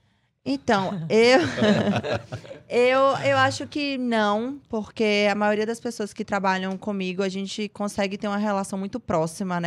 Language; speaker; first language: Portuguese; native; Portuguese